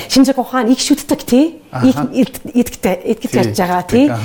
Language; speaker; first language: Mongolian; non-native, fluent; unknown